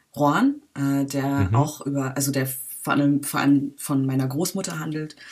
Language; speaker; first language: German; native; German